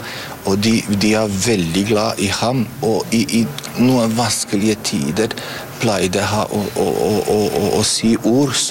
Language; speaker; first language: Norwegian; non-native, learner; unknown